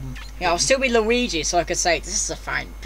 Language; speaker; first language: English; native; English